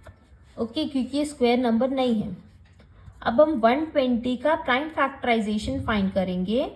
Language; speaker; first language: Hindi; native; Hindi